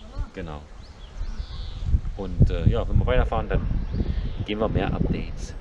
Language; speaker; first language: German; native; German